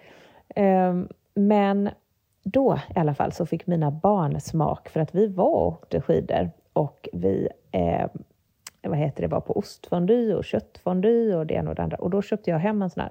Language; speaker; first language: Swedish; native; Swedish